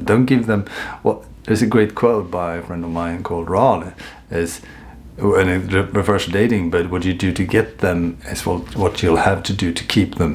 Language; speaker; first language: English; non-native, fluent; Swedish